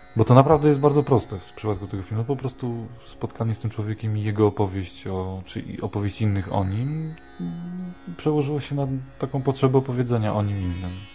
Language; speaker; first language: Polish; native; Polish